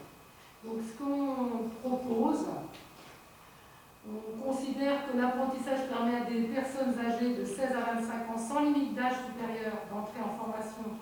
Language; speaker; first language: French; native; French